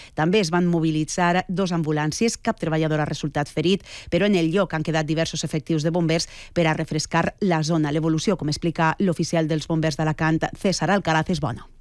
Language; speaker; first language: Catalan; native; Catalan